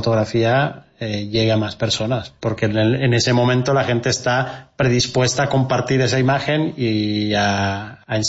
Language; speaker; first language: Spanish; native; Spanish